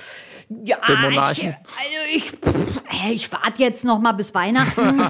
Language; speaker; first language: German; native; German